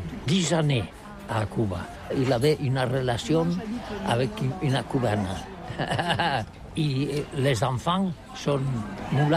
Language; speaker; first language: French; non-native, learner; Catalan